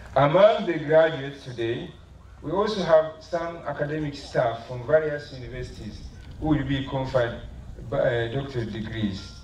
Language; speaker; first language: English; non-native, local second language; Swahili